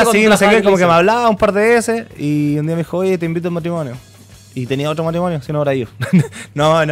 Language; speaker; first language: Spanish; native; Spanish